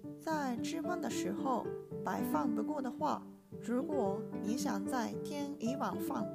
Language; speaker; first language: Chinese; non-native, learner; Japanese